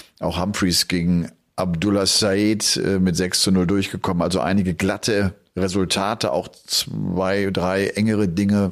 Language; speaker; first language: German; native; German